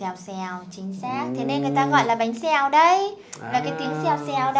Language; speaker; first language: Vietnamese; native; Vietnamese